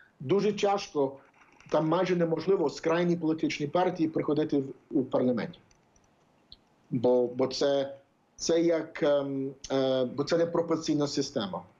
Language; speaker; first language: Ukrainian; early bilingual, heritage; English